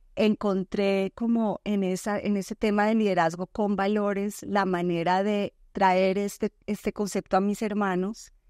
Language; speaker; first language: Spanish; native; Spanish